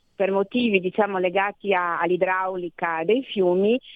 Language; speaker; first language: Italian; native; Italian